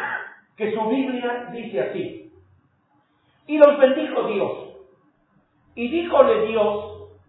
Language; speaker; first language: Spanish; native; Spanish